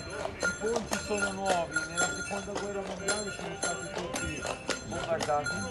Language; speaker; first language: Italian; native; Italian